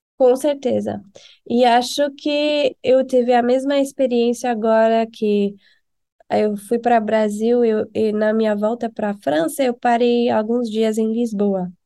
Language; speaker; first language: Portuguese; non-native, fluent; French